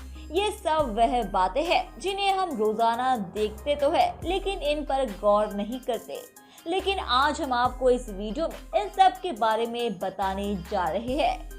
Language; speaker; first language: Hindi; native; Hindi